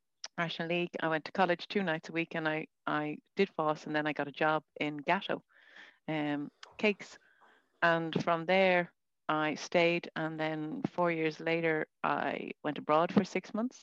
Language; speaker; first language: English; native; English